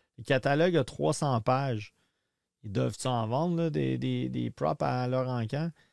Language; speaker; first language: French; native; French